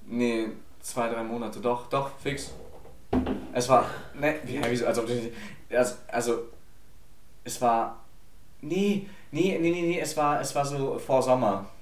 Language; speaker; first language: German; early bilingual, other home language; Polish